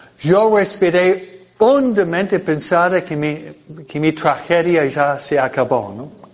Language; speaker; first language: Spanish; non-native, fluent; English